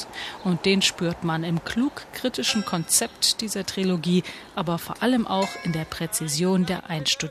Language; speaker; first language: German; native; German